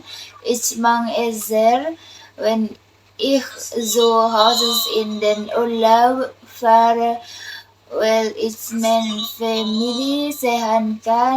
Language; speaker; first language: German; non-native, learner; Indonesian